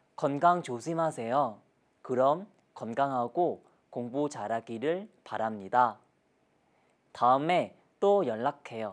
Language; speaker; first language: Korean; non-native, fluent; Vietnamese